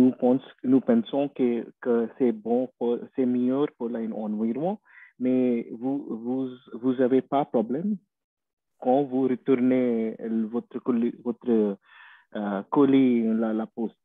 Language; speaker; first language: French; non-native, learner; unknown